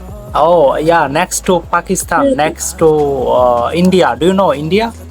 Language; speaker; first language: English; non-native, learner; Bangla